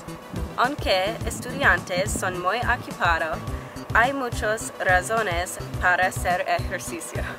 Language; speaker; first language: Spanish; non-native, learner; English